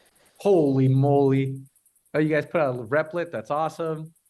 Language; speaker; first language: English; native; English